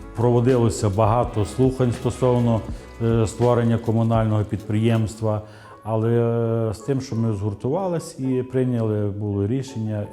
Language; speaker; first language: Ukrainian; native; Ukrainian